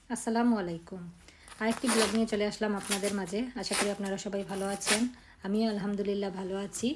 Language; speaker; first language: Bangla; native; Bangla